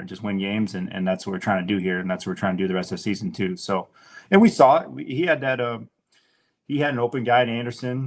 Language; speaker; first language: English; native; English